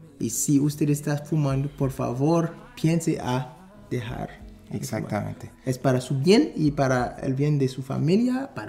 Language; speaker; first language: Spanish; non-native, fluent; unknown